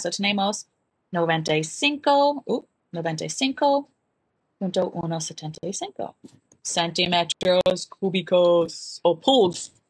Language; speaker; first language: Spanish; non-native, learner; English